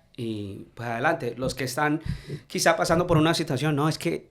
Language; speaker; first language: Spanish; early bilingual, heritage; Spanish